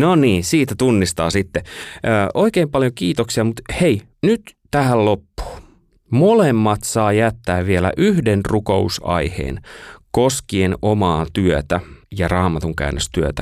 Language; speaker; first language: Finnish; native; Finnish